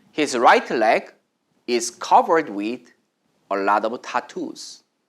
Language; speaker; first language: English; non-native, fluent; Korean